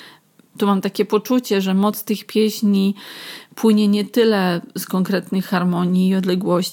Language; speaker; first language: Polish; native; Polish